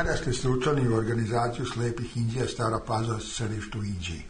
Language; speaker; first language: Serbian; native; Serbian